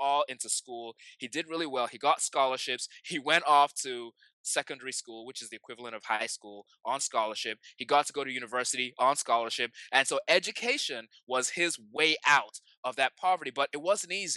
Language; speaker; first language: English; non-native, local second language; Yoruba